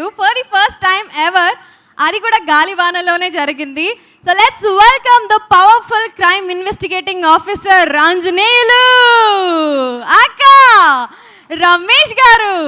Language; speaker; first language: Telugu; native; Telugu